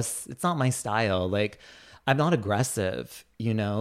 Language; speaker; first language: English; native; English